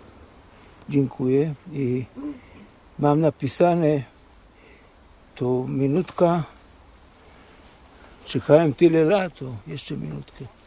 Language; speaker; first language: Polish; early bilingual, heritage; Polish